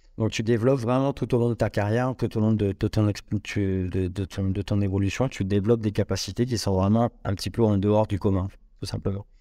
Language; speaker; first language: French; native; French